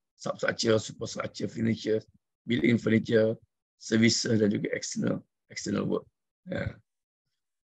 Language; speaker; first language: English; non-native, local second language; Malay